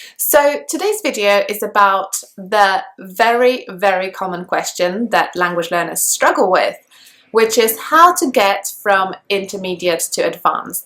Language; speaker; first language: English; non-native, fluent; Polish